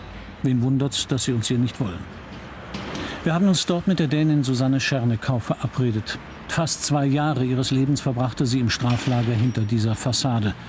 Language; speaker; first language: German; native; German